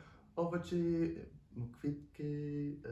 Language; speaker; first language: Ukrainian; non-native, learner; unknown